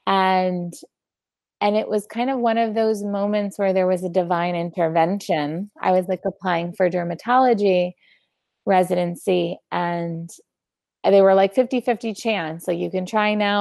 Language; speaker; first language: English; native; English